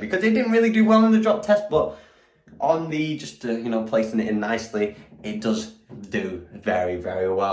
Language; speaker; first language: English; native; English